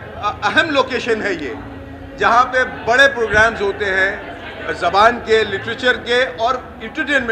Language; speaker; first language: Hindi; native; Hindi